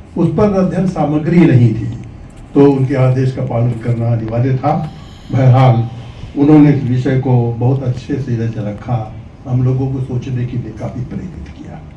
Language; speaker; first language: Hindi; native; Hindi